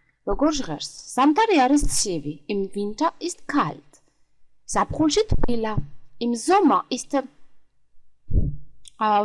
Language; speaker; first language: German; non-native, fluent; Georgian